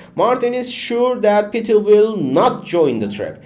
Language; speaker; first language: English; non-native, fluent; Turkish